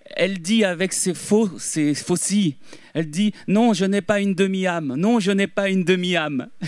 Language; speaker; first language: French; native; French